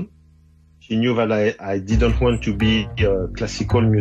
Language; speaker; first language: English; non-native, fluent; French